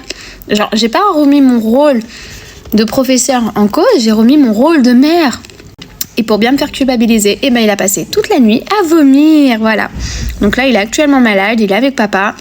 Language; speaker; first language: French; native; French